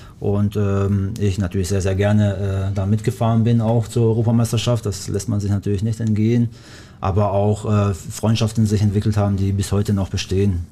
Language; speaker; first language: German; early bilingual, other home language; Albanian